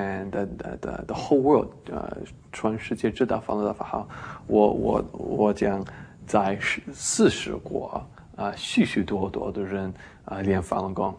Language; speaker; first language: Chinese; non-native, learner; English